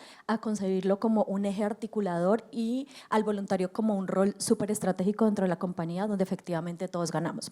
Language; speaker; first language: Spanish; native; Spanish